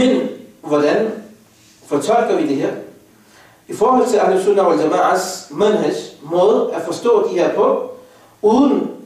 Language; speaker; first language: Danish; non-native, fluent; Arabic